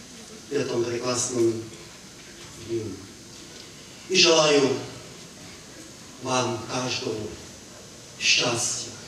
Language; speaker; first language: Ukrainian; non-native, learner; Hungarian